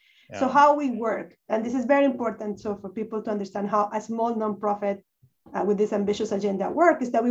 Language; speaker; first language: English; non-native, fluent; Spanish